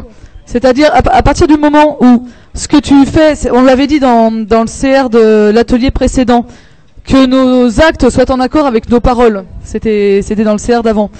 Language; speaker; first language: French; native; French